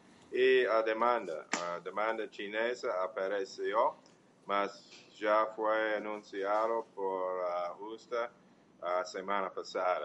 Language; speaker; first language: Portuguese; non-native, learner; English